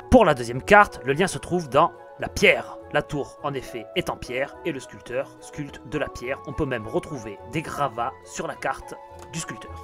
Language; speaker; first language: French; native; French